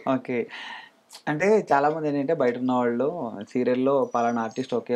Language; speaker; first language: Telugu; native; Telugu